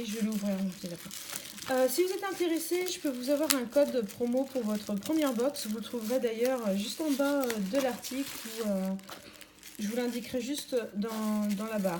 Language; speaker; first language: French; native; French